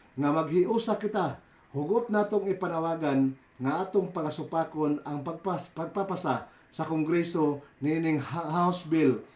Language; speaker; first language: Cebuano; non-native, local second language; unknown